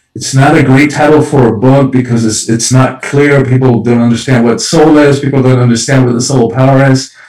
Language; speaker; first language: English; early bilingual, other home language; Spanish